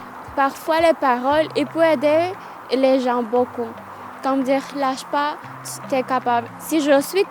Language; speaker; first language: French; non-native, learner; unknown